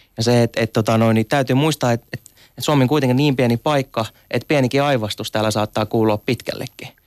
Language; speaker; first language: Finnish; early bilingual, other home language; Arabic